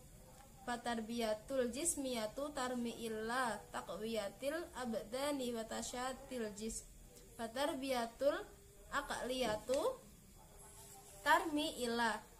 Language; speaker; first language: Arabic; non-native, learner; Indonesian